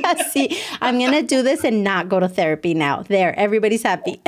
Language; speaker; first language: English; early bilingual, other home language; Spanish